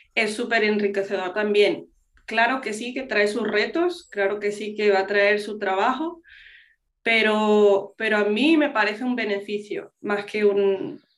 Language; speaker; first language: Spanish; non-native, local second language; English